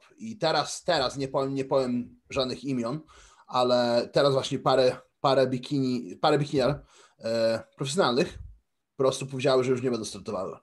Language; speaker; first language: Polish; early bilingual, heritage; Polish